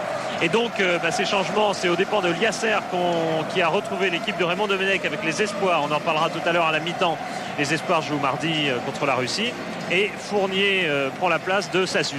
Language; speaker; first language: French; native; French